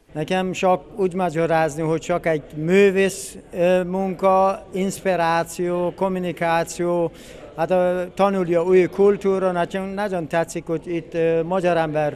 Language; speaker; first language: Hungarian; non-native, learner; Persian